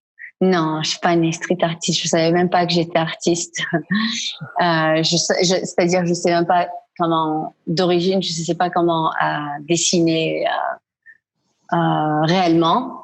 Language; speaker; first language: French; non-native, fluent; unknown